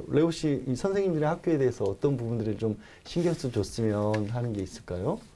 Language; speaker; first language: Korean; native; Korean